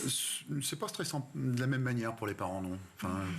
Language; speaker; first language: French; native; French